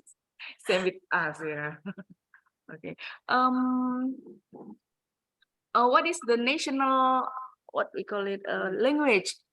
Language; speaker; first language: English; non-native, fluent; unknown